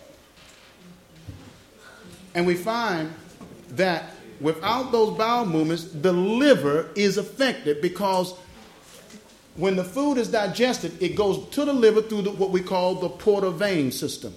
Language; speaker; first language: English; native; English